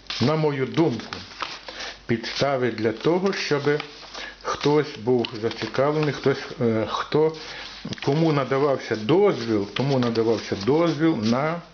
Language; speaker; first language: Ukrainian; native; Ukrainian